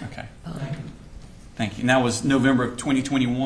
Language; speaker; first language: English; native; English